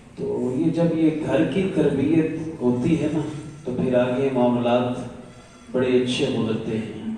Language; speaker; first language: Urdu; non-native, local second language; Punjabi